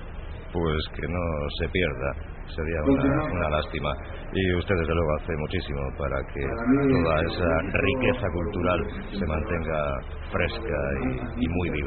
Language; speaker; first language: Spanish; native; Spanish